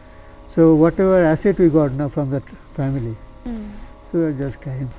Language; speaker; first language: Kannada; non-native, learner; Bangla